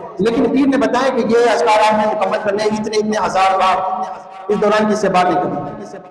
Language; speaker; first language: Urdu; non-native, local second language; Pashto